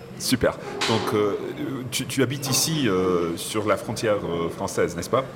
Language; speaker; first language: French; non-native, fluent; English